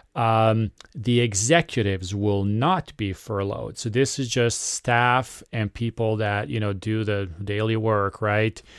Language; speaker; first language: English; non-native, fluent; Serbian